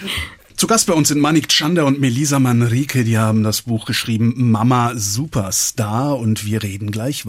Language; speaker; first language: German; native; German